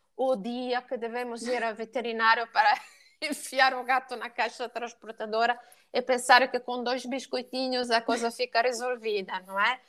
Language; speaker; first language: Portuguese; non-native, fluent; Italian